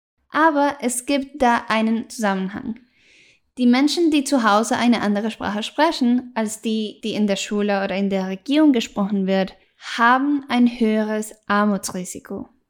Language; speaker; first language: German; non-native, fluent; Spanish